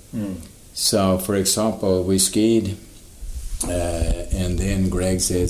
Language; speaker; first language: English; non-native, fluent; Swedish